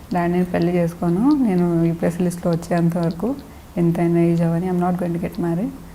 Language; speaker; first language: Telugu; non-native, local second language; Lambadi